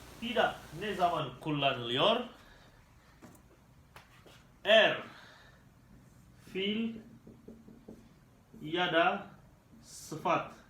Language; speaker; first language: Turkish; non-native, learner; Indonesian